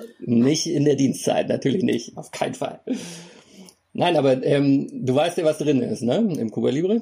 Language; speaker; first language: German; native; German